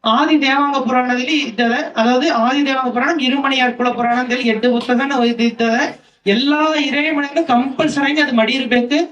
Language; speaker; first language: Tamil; non-native, local second language; Kannada